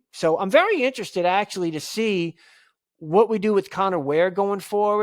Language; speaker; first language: English; native; English